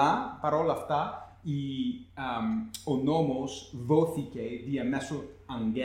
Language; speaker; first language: Greek; non-native, fluent; English